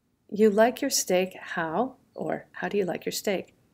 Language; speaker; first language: English; native; English